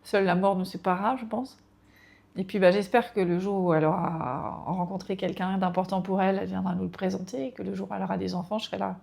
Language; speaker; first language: French; native; French